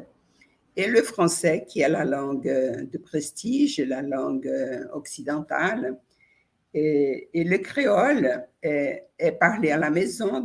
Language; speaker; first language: French; non-native, fluent; Portuguese